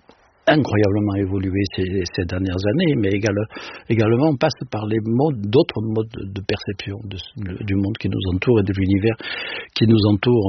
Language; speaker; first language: French; native; French